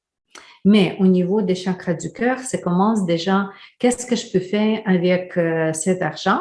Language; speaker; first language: French; non-native, fluent; Ukrainian